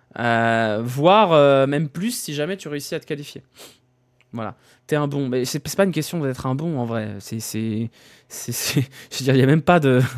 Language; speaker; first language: French; native; French